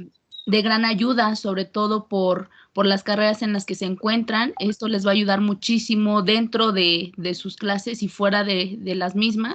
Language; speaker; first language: Spanish; native; Spanish